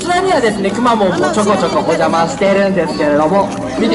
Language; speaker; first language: Japanese; native; Japanese